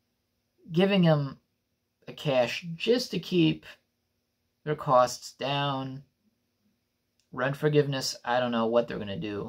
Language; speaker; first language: English; native; English